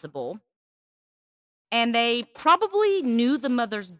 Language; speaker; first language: English; native; English